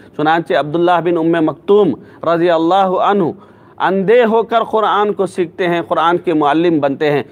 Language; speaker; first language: Urdu; native; Urdu